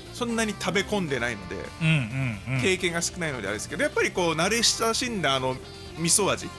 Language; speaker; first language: Japanese; native; Japanese